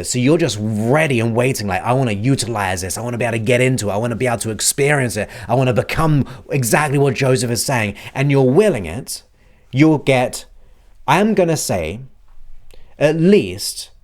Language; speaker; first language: English; native; English